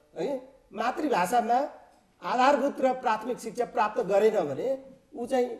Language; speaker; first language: Nepali; non-native, local second language; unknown